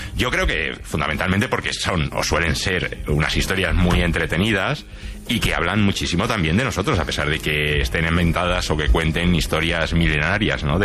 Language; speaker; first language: Spanish; native; Spanish